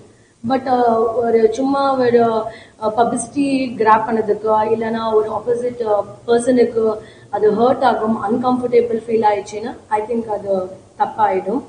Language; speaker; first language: Tamil; non-native, learner; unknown